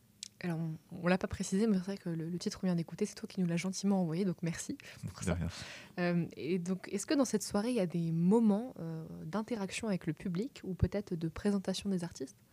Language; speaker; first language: French; native; French